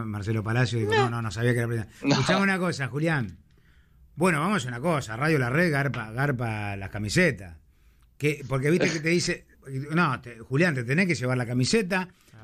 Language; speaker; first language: Spanish; native; Spanish